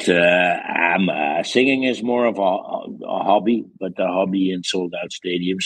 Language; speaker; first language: English; non-native, fluent; Dutch